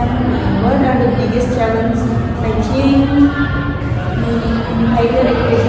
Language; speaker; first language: English; non-native, learner; Indonesian